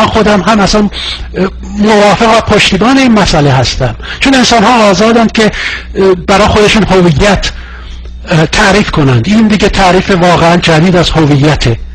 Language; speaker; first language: Persian; non-native, local second language; Azerbaijani